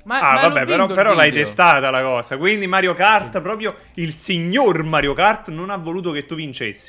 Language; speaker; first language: Italian; native; Italian